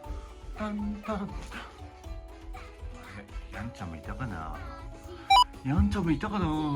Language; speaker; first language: Japanese; native; Japanese